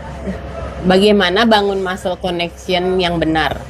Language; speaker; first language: Indonesian; native; Indonesian